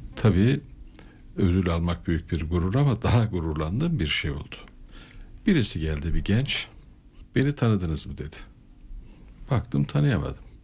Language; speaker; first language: Turkish; native; Turkish